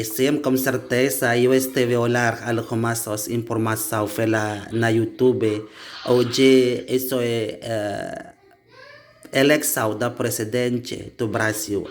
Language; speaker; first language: Portuguese; non-native, learner; Indonesian